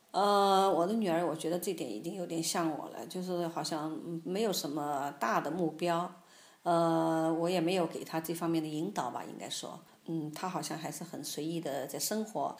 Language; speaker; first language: Chinese; native; Chinese